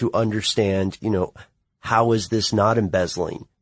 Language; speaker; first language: English; native; English